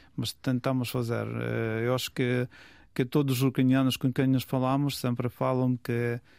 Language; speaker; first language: Portuguese; non-native, fluent; Ukrainian